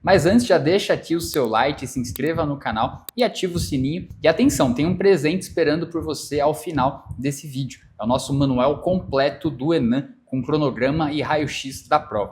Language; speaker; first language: Portuguese; native; Portuguese